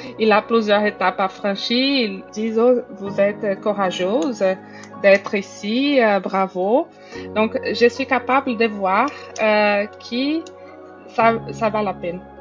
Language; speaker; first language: French; non-native, fluent; Portuguese